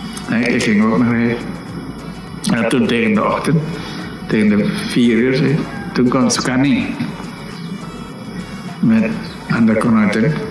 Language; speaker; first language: Dutch; non-native, local second language; Minangkabau